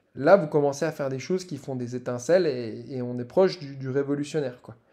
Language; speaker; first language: French; native; French